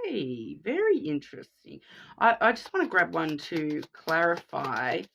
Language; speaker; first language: English; native; English